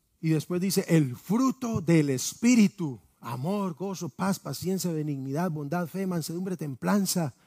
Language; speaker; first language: Spanish; native; Spanish